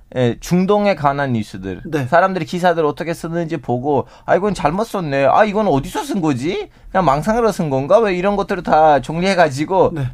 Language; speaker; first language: Korean; non-native, fluent; Turkish